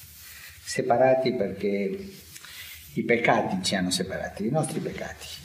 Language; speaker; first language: Italian; non-native, fluent; Spanish